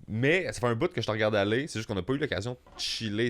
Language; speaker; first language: French; native; French